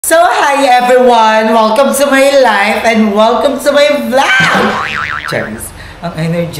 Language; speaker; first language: English; non-native, local second language; Filipino